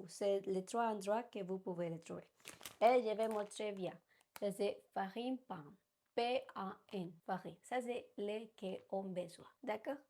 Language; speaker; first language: French; non-native, learner; Spanish